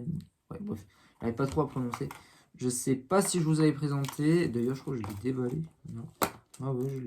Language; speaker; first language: French; native; French